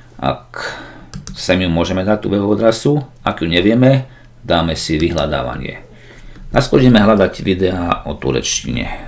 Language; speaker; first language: Slovak; native; Slovak